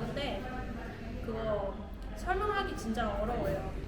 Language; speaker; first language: Korean; non-native, fluent; Vietnamese